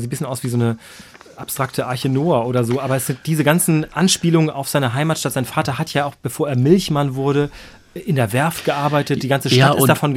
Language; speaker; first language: German; native; German